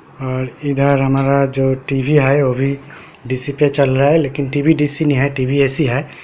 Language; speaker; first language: Hindi; non-native, local second language; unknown